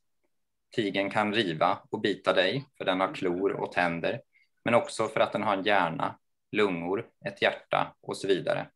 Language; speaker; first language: Swedish; native; Swedish